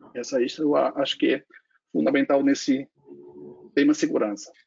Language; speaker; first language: Portuguese; non-native, fluent; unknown